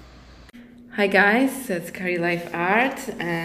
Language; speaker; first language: English; non-native, fluent; Polish